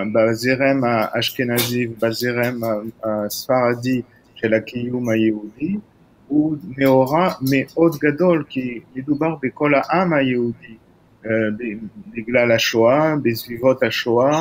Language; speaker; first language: Hebrew; non-native, fluent; French